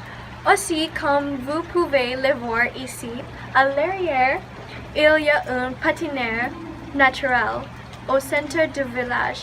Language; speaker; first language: French; non-native, learner; English